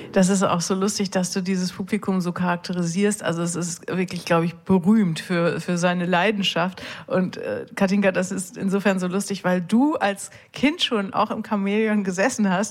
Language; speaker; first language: German; native; German